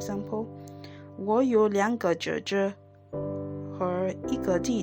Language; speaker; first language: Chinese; non-native, fluent; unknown